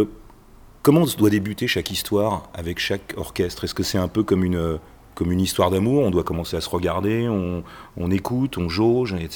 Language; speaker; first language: French; native; French